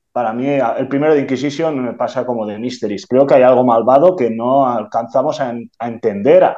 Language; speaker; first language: Spanish; non-native, local second language; Catalan